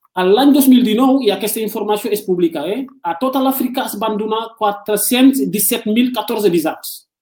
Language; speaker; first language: Catalan; non-native, fluent; Wolof